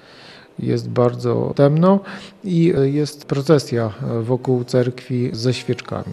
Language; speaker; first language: Polish; non-native, local second language; Ukrainian